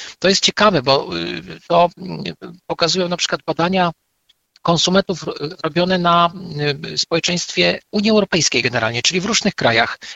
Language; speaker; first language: Polish; native; Polish